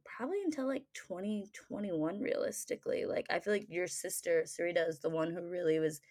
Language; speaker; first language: English; native; English